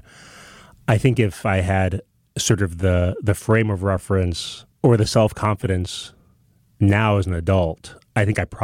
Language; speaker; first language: English; early bilingual, other home language; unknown